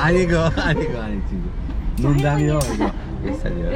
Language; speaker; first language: Korean; non-native, learner; Uzbek